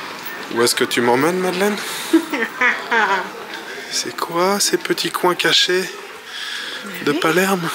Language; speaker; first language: French; native; French